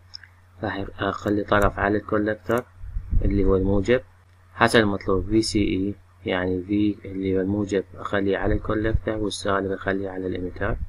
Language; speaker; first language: Arabic; native; Arabic